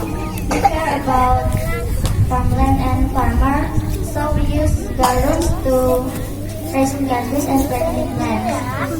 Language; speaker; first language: English; non-native, learner; Indonesian